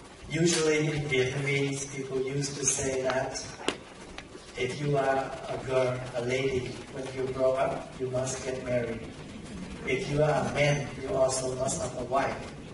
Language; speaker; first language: English; non-native, fluent; Vietnamese